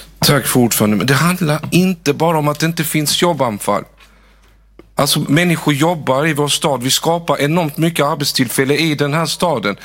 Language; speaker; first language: Swedish; early bilingual, other home language; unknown